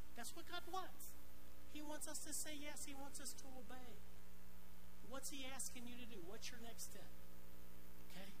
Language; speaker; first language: English; native; English